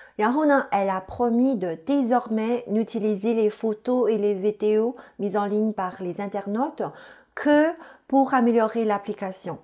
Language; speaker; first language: French; non-native, fluent; Chinese